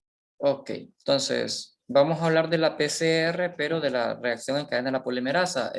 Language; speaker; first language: Spanish; native; Spanish